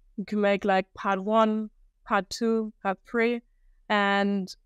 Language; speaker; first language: English; non-native, fluent; German